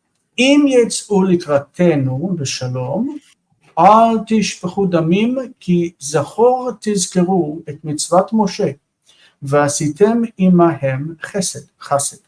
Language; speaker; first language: Hebrew; non-native, learner; English